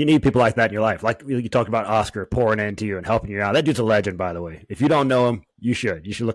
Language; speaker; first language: English; native; English